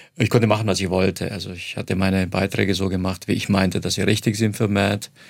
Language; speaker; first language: German; non-native, fluent; Croatian